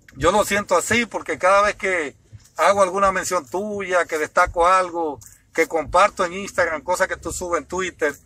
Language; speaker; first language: Spanish; native; Spanish